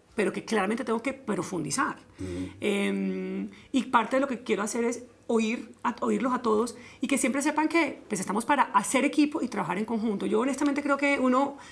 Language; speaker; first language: Spanish; native; Spanish